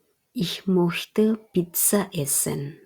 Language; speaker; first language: German; non-native, fluent; Indonesian